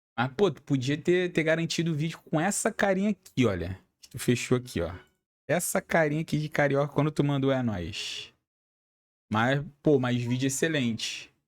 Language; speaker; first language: Portuguese; native; Portuguese